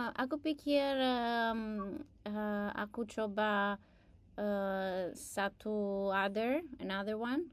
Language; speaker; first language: Indonesian; non-native, learner; English